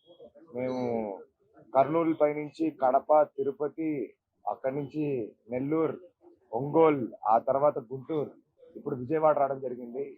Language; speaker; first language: Telugu; native; Telugu